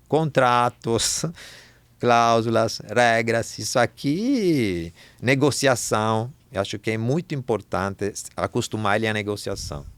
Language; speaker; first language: Portuguese; non-native, fluent; Italian